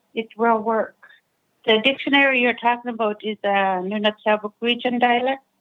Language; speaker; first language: English; non-native, fluent; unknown